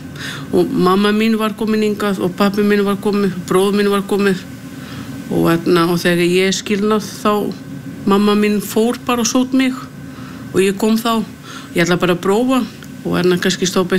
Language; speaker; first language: Icelandic; non-native, fluent; Portuguese